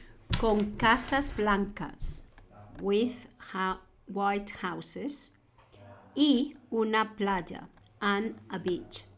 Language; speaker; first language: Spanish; non-native, fluent; English